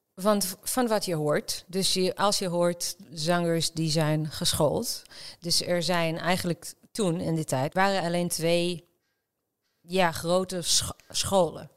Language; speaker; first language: Dutch; non-native, fluent; Hebrew